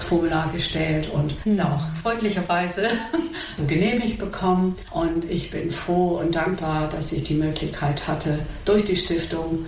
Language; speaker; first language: German; non-native, fluent; English